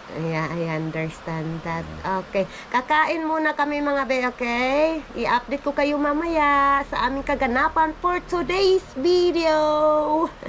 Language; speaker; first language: Filipino; non-native, local second language; Cebuano